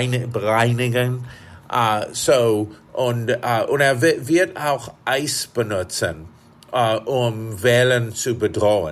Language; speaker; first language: German; non-native, fluent; English